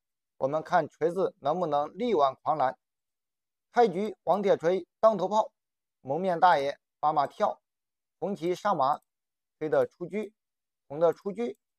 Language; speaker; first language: Chinese; native; Chinese